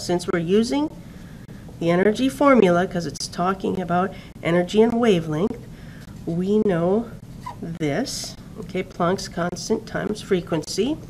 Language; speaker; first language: English; native; English